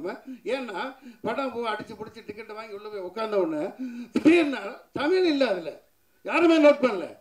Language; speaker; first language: Tamil; native; Tamil